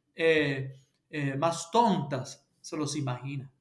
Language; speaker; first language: Spanish; early bilingual, heritage; Spanish